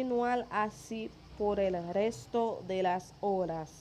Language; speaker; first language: Spanish; non-native, fluent; Haitian Creole